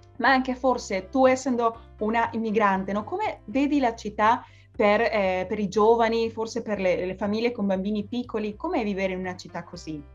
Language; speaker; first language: Italian; non-native, fluent; Spanish